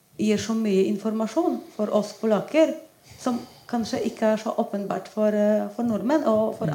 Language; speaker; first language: Norwegian; non-native, fluent; Polish